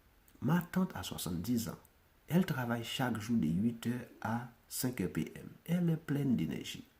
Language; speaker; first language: French; non-native, local second language; Haitian Creole